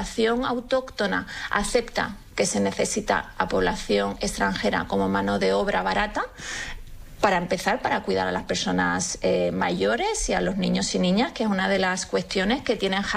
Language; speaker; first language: Spanish; native; Spanish